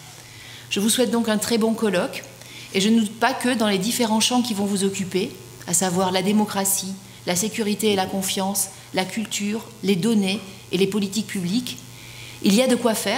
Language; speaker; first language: French; native; French